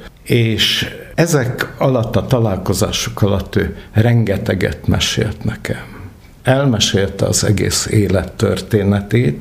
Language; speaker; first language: Hungarian; native; Hungarian